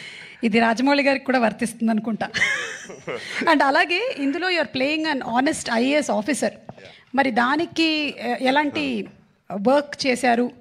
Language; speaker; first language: Telugu; native; Telugu